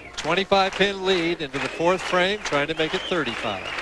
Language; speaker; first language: English; native; English